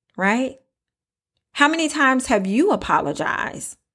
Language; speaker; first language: English; native; English